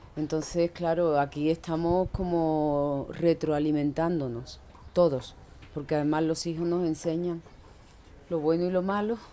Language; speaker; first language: Spanish; native; Spanish